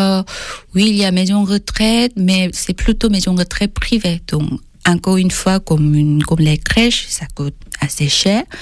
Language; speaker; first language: French; non-native, fluent; Korean